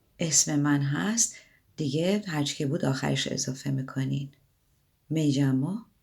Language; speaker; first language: Persian; native; Persian